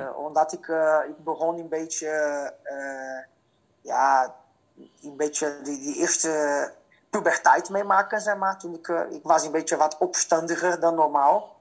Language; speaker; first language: Dutch; non-native, fluent; Portuguese